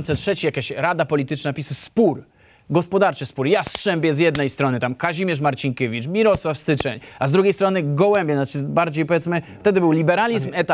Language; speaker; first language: Polish; native; Polish